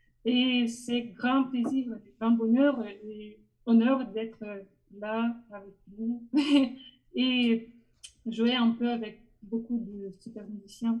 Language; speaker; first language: French; non-native, learner; Russian